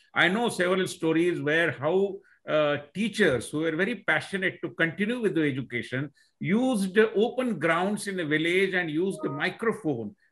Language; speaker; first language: English; non-native, local second language; Marathi